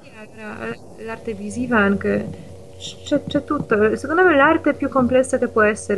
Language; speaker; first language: Italian; non-native, fluent; Polish